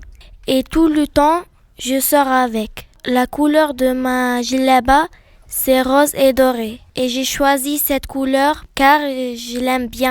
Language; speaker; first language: French; non-native, learner; Arabic